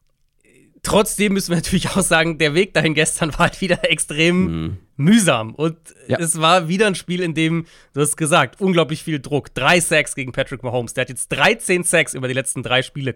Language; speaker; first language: German; native; German